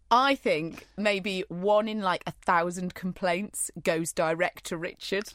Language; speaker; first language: English; native; English